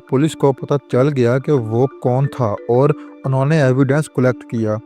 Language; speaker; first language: Hindi; native; Hindi